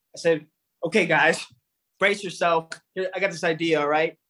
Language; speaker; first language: English; native; English